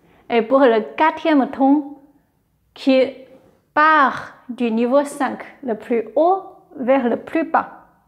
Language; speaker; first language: French; non-native, fluent; Chinese